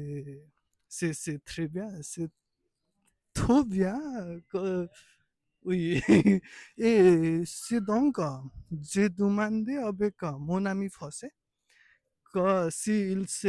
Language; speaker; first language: French; non-native, learner; Nepali